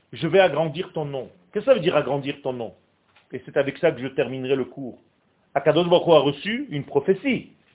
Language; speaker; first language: French; non-native, fluent; Hebrew